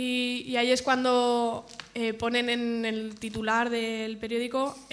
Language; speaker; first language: Spanish; native; Spanish